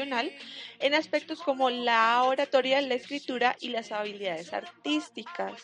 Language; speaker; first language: Spanish; native; Spanish